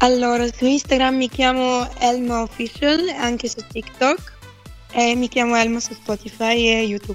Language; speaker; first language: Italian; non-native, fluent; Bulgarian